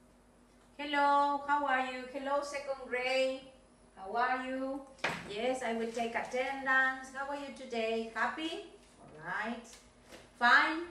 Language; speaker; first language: English; non-native, fluent; Spanish